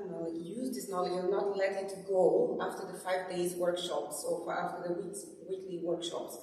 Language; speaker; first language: English; non-native, fluent; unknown